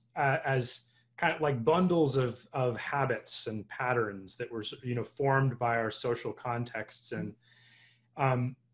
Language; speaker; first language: English; native; English